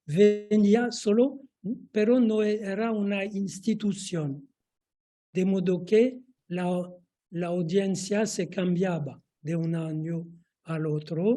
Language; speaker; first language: Spanish; non-native, fluent; French